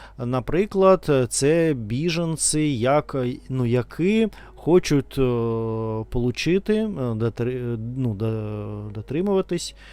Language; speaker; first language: Ukrainian; non-native, learner; Russian